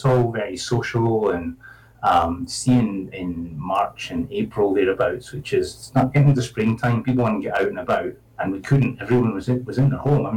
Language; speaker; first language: English; native; English